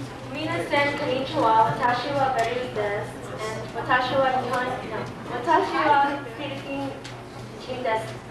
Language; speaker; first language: Japanese; non-native, learner; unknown